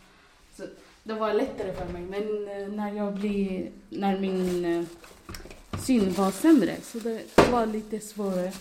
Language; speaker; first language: Swedish; non-native, learner; Arabic